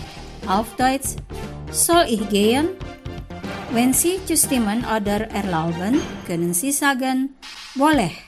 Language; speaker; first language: German; non-native, fluent; Indonesian